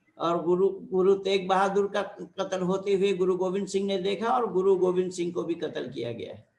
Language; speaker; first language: Hindi; non-native, local second language; Bangla